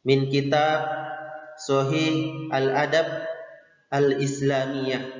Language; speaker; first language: Arabic; non-native, fluent; Indonesian